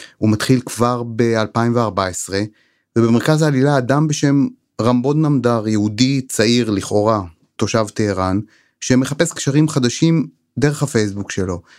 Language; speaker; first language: Hebrew; native; Hebrew